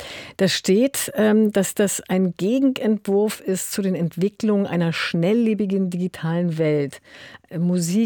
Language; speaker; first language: German; native; German